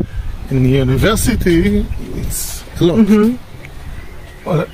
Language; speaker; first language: English; non-native, learner; Hebrew